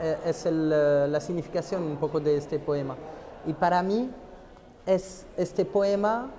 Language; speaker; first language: Spanish; non-native, fluent; French